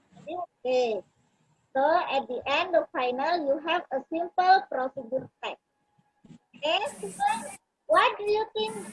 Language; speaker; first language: English; non-native, learner; Indonesian